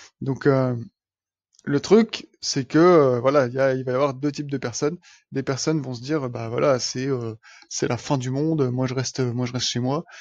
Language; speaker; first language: French; native; French